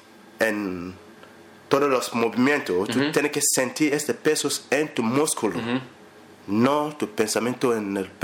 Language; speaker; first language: Spanish; non-native, learner; English